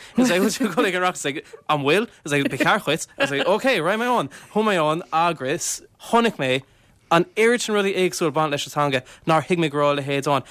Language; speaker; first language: Irish; non-native, local second language; English